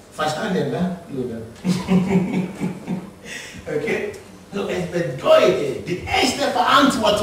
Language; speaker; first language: German; non-native, learner; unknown